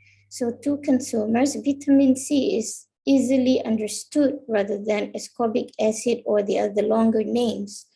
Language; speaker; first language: English; non-native, local second language; Malay